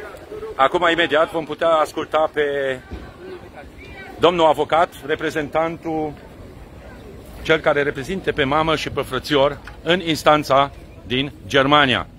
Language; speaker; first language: Romanian; native; Romanian